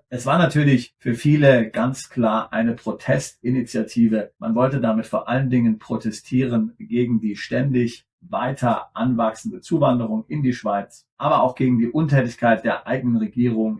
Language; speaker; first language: German; native; German